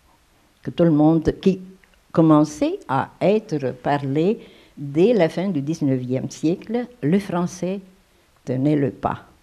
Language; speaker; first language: French; non-native, fluent; Romanian